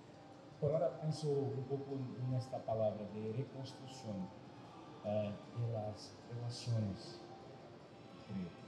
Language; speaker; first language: Spanish; non-native, fluent; Portuguese